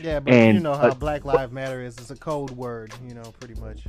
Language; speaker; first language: English; native; English